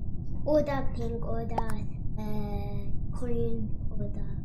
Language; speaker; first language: German; non-native, learner; English